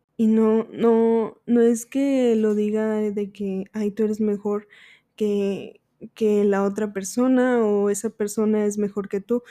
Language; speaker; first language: Spanish; early bilingual, heritage; Spanish